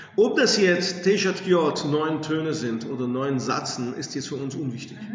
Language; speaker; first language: German; non-native, fluent; English